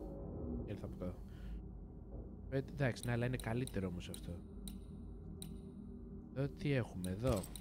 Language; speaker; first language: Greek; native; Greek